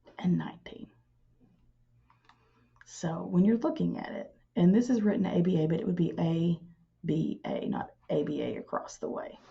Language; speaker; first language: English; native; English